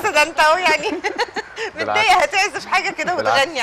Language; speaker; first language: Arabic; native; Arabic